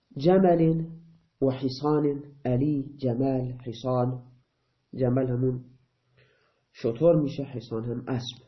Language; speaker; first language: Persian; non-native, local second language; Baluchi